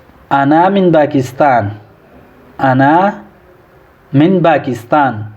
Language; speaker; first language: Arabic; non-native, fluent; Pashto